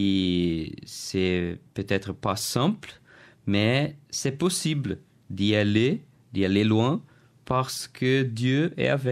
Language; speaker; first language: French; non-native, learner; Portuguese